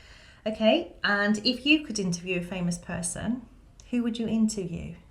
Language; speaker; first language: English; native; English